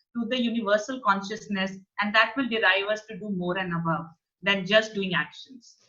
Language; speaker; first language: English; non-native, local second language; Punjabi